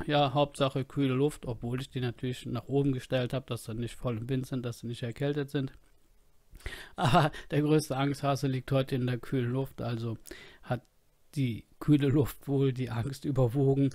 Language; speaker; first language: German; native; German